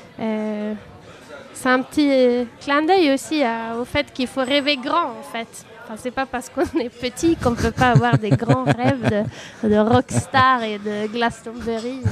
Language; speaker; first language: French; non-native, fluent; Swedish